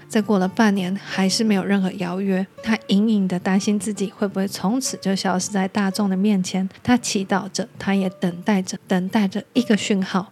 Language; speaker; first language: Chinese; native; Chinese